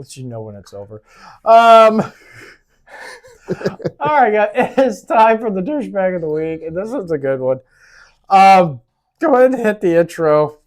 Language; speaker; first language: English; native; English